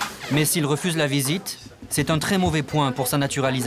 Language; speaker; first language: French; native; French